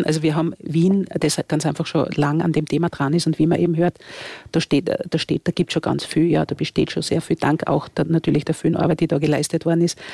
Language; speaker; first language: German; native; German